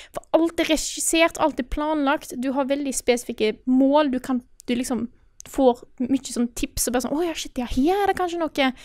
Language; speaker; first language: Norwegian; native; Norwegian